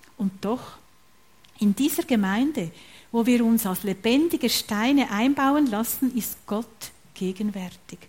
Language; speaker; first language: German; native; German